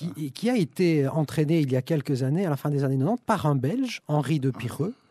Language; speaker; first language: French; early bilingual, other home language; Italian